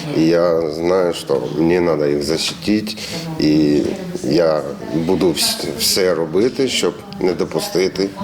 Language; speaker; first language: Ukrainian; non-native, local second language; Russian